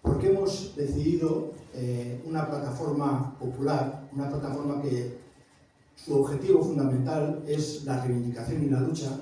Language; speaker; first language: Spanish; native; Spanish